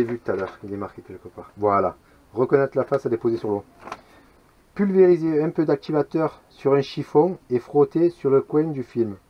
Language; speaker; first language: French; native; French